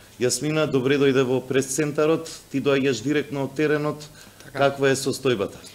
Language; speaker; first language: Macedonian; non-native, local second language; Albanian